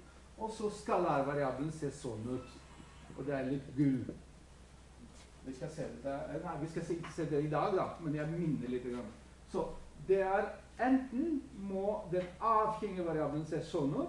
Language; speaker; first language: Norwegian; non-native, fluent; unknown